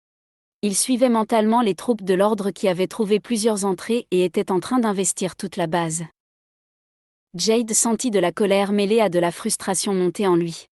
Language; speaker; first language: French; native; French